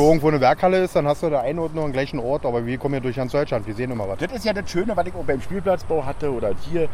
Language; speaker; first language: German; native; German